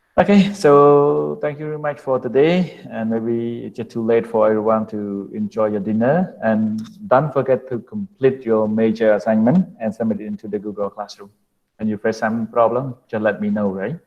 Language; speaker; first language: English; non-native, fluent; Khmer